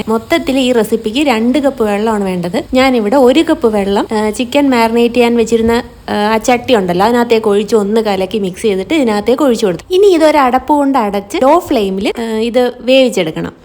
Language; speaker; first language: Malayalam; native; Malayalam